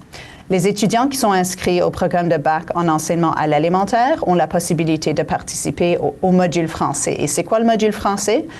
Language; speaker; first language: French; native; French